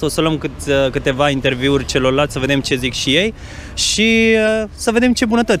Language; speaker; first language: Romanian; native; Romanian